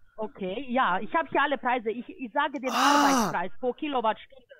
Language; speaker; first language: German; non-native, fluent; Bosnian